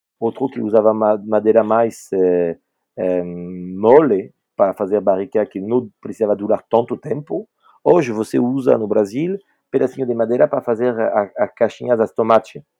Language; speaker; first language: Portuguese; non-native, fluent; French